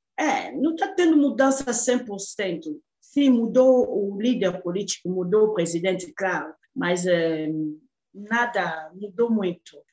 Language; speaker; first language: Portuguese; non-native, fluent; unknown